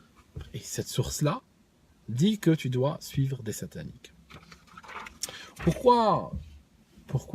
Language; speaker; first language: French; native; French